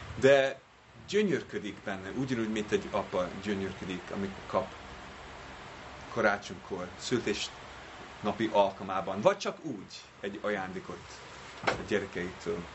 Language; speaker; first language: Hungarian; non-native, fluent; English